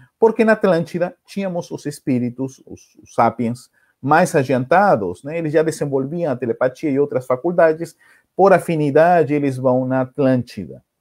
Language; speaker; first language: Portuguese; non-native, fluent; Spanish